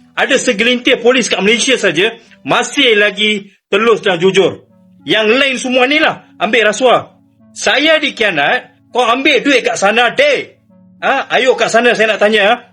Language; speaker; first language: Malay; native; Malay